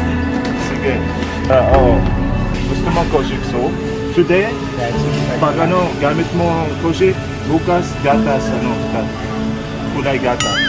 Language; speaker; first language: Filipino; non-native, learner; Arabic